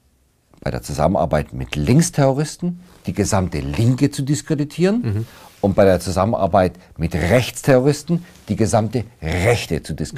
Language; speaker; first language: German; native; German